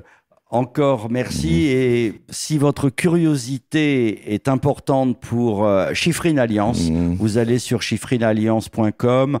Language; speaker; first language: French; native; French